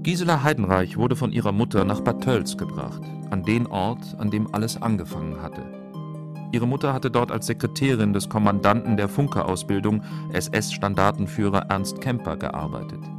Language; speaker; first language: German; native; German